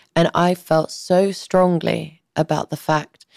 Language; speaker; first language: English; early bilingual, other home language; Albanian